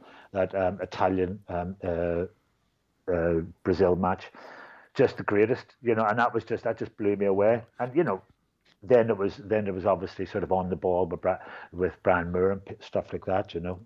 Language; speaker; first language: English; native; English